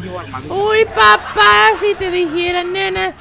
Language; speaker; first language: Spanish; native; Spanish